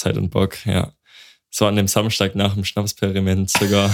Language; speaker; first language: German; native; German